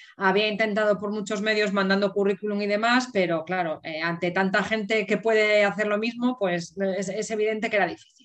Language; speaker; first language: Spanish; native; Spanish